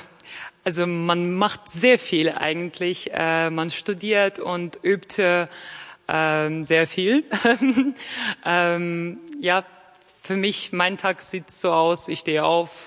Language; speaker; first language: German; non-native, fluent; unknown